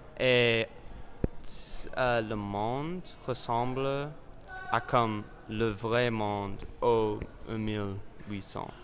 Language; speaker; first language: French; non-native, learner; English